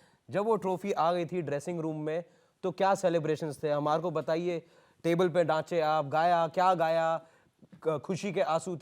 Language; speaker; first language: Hindi; native; Hindi